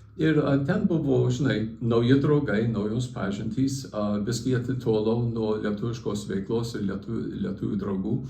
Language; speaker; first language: Lithuanian; early bilingual, heritage; Lithuanian